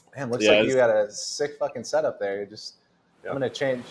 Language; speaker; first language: English; native; English